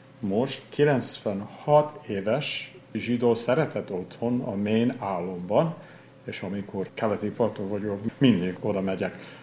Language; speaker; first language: Hungarian; non-native, fluent; English